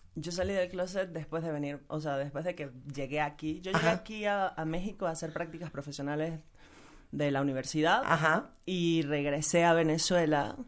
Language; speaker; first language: Spanish; native; Spanish